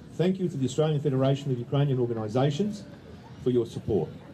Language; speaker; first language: English; early bilingual, other home language; Ukrainian